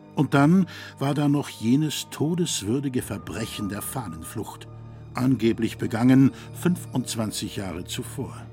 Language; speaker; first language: German; native; German